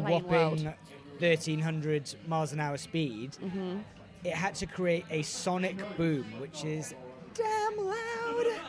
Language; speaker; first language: English; native; English